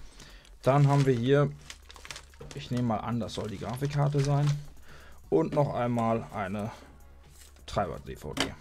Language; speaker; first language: German; native; German